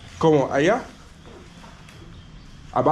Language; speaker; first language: Spanish; non-native, learner; English